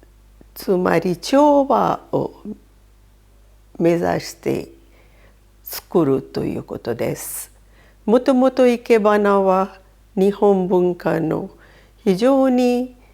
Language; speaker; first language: Japanese; non-native, fluent; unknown